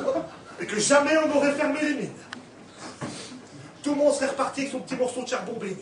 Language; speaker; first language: French; native; French